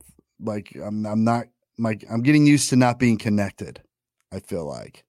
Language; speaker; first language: English; native; English